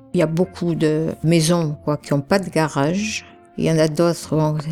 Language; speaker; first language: French; native; French